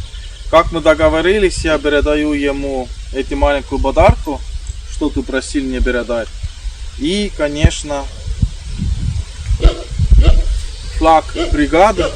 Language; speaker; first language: Russian; non-native, learner; Estonian